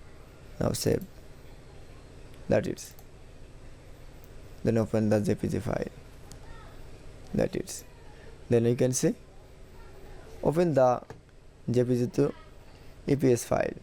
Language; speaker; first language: English; non-native, learner; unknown